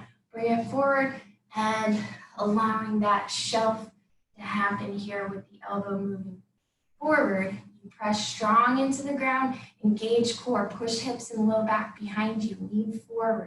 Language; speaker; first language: English; native; English